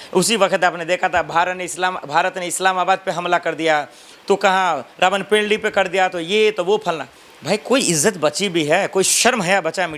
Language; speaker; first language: Hindi; native; Hindi